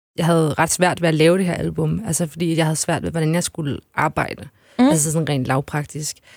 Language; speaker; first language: Danish; native; Danish